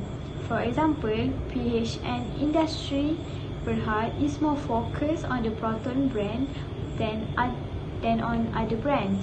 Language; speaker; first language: English; non-native, fluent; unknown